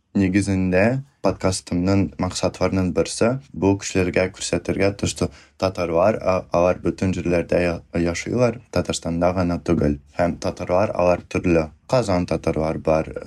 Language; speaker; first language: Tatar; non-native, fluent; Russian